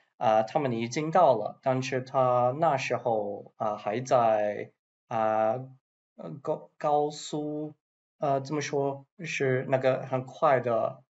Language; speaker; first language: Chinese; non-native, learner; English